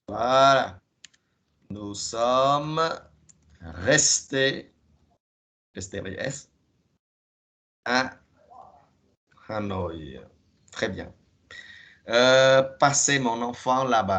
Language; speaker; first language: French; non-native, fluent; Khmer